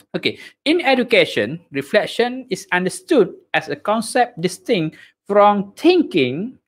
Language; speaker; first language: English; non-native, local second language; Malay